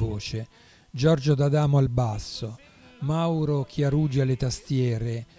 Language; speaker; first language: Italian; native; Italian